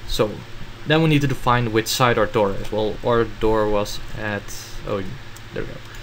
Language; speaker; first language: English; non-native, fluent; Dutch